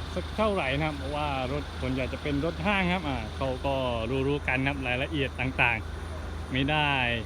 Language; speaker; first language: Thai; non-native, local second language; Pattani Malay